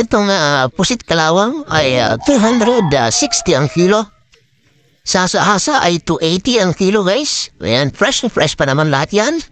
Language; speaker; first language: Filipino; non-native, local second language; Cebuano